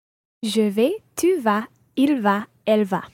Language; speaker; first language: French; non-native, learner; English